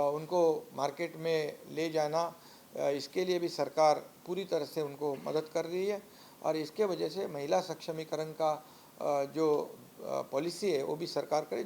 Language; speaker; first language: Hindi; non-native, local second language; Marathi